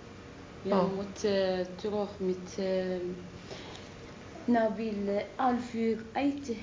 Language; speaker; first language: Dutch; non-native, learner; Arabic